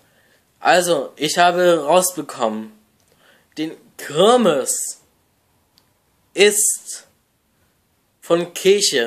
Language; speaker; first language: German; non-native, learner; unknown